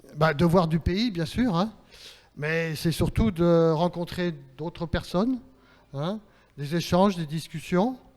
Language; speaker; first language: French; native; French